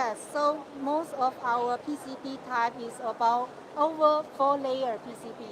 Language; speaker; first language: English; non-native, local second language; Chinese